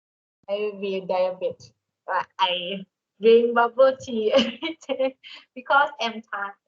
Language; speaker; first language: English; non-native, learner; Thai